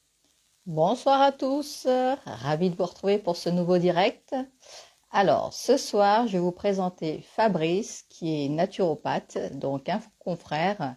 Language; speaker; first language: French; native; French